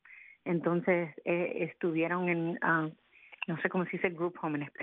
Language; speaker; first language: Spanish; early bilingual, other home language; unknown